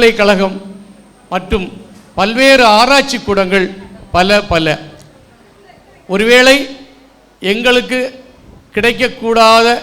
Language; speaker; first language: Tamil; native; Tamil